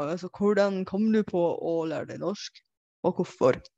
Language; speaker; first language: Norwegian; non-native, fluent; Bulgarian